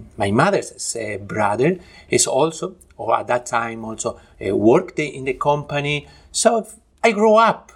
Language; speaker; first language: English; non-native, fluent; Spanish